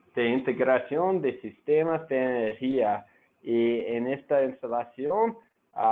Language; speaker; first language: Spanish; non-native, fluent; English